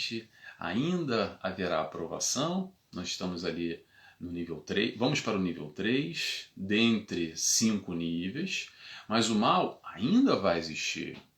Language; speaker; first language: Portuguese; native; Portuguese